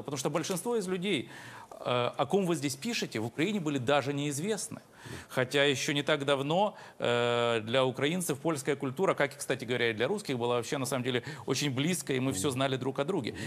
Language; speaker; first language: Ukrainian; native; Ukrainian